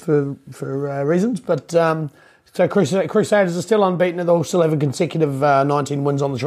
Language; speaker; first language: English; native; English